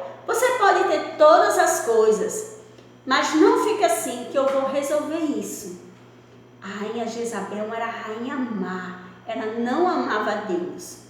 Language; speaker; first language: Portuguese; native; Portuguese